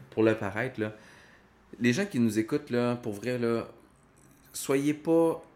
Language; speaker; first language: French; native; French